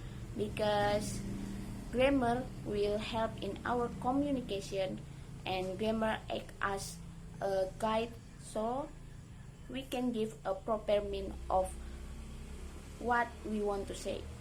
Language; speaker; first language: English; non-native, learner; Indonesian